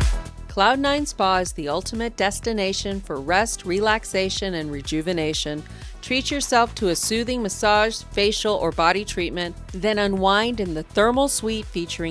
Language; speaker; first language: English; native; English